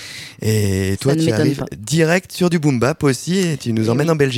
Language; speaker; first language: French; native; French